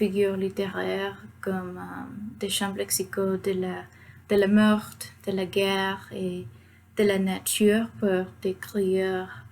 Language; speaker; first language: French; non-native, fluent; Spanish